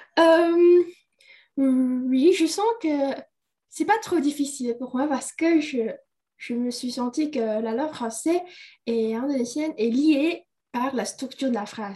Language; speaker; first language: French; non-native, learner; Indonesian